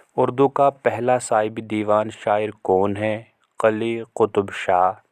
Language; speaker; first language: Urdu; non-native, local second language; Kashmiri